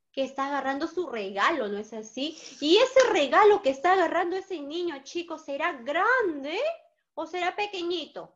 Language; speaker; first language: Spanish; native; Spanish